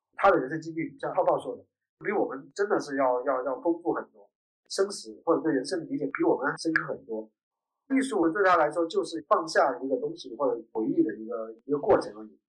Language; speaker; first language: Chinese; native; Chinese